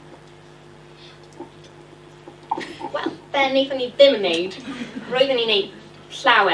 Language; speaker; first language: Welsh; non-native, learner; English